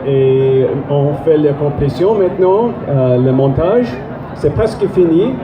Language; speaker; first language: French; non-native, learner; English